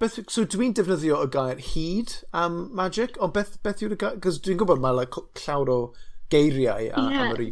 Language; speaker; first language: Welsh; non-native, local second language; English